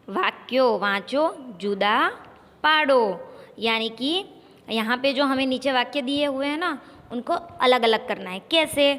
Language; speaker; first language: Hindi; non-native, local second language; Gujarati